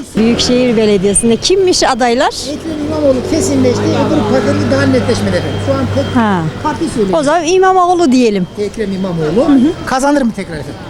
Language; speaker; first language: Turkish; native; Turkish